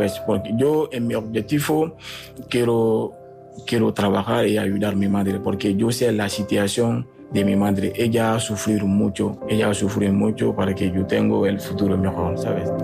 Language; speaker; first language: Spanish; non-native, fluent; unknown